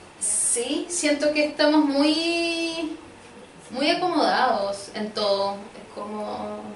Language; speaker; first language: Spanish; early bilingual, other home language; Portuguese